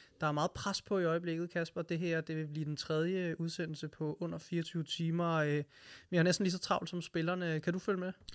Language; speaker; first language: Danish; native; Danish